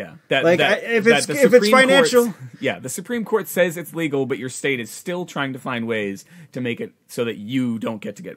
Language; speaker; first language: English; native; English